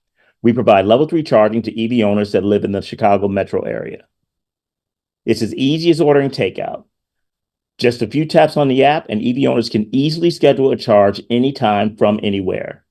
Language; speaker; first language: English; native; English